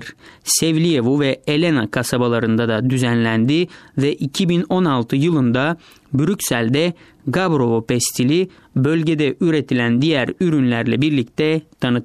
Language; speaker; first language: Turkish; native; Turkish